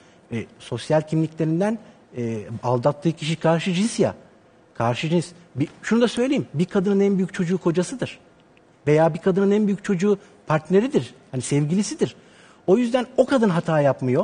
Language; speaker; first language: Turkish; native; Turkish